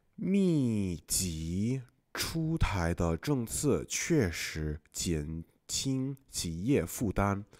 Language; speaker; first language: Chinese; non-native, fluent; English